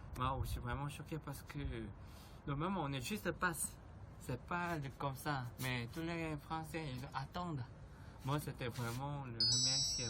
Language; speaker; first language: French; non-native, learner; Korean